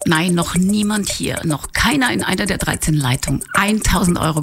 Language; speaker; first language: German; native; German